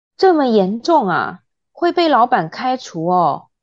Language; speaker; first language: Chinese; native; Chinese